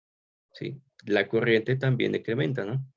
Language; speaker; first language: Spanish; native; Spanish